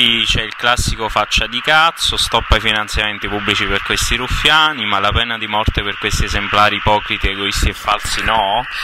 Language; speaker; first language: Italian; native; Italian